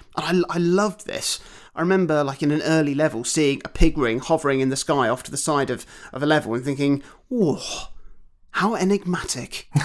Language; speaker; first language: English; native; English